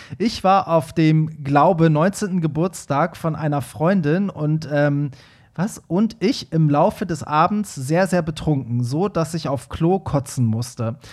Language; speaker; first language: German; early bilingual, other home language; Persian